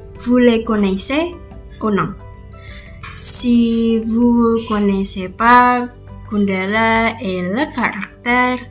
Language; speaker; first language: French; non-native, learner; Indonesian